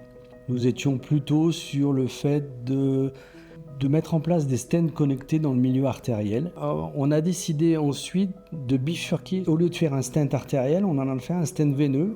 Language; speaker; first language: French; native; French